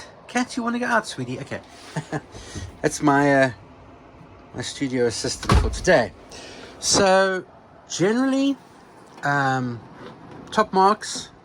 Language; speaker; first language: English; native; English